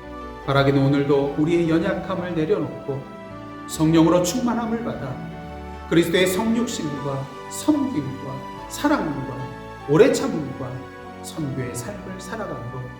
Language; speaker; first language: Korean; native; Korean